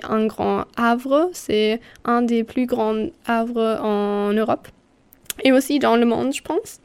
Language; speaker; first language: French; non-native, fluent; German